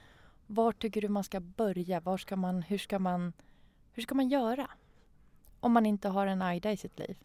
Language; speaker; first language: Swedish; non-native, fluent; Persian